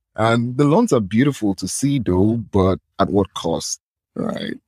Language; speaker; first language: English; non-native, local second language; Yoruba